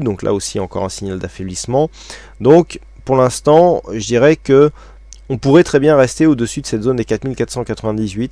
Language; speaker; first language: French; native; French